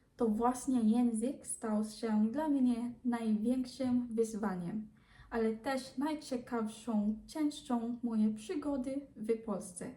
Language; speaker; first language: Polish; non-native, learner; Filipino